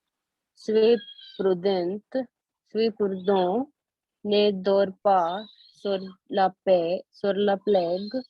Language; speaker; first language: French; non-native, learner; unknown